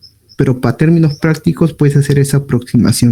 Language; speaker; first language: Spanish; native; Spanish